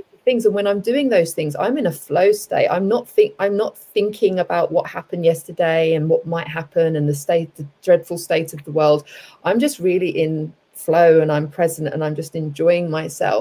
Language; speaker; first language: English; native; English